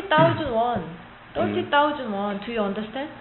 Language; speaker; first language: English; non-native, learner; Korean